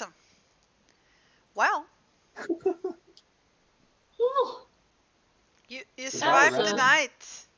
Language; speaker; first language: English; native; English